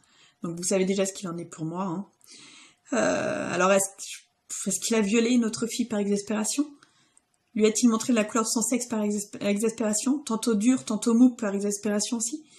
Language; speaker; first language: French; native; French